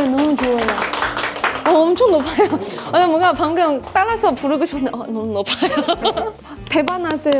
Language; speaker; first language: Korean; non-native, fluent; Chinese